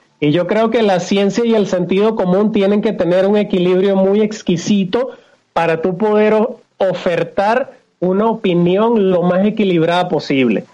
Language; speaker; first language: Spanish; native; Spanish